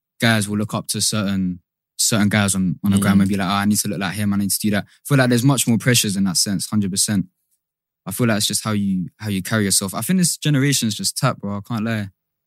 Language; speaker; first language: English; native; English